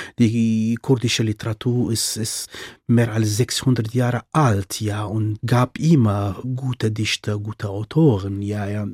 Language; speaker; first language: German; non-native, fluent; Central Kurdish